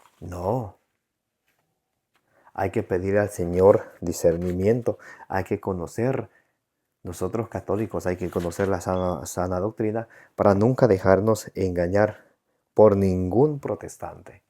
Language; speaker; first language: Spanish; native; Spanish